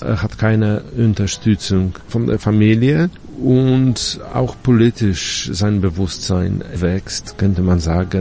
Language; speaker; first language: German; non-native, fluent; Polish